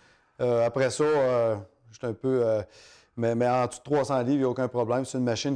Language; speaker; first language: French; native; French